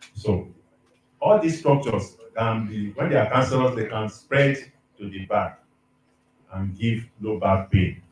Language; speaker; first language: English; non-native, local second language; Yoruba